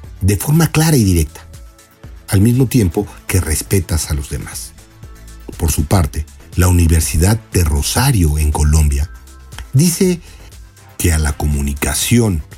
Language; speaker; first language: Spanish; native; Spanish